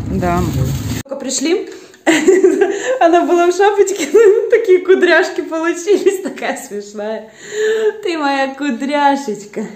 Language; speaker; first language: Russian; native; Russian